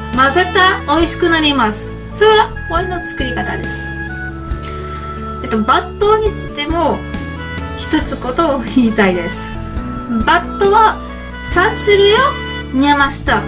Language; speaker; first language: Japanese; non-native, learner; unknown